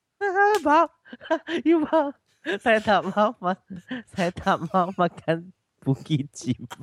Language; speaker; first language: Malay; non-native, local second language; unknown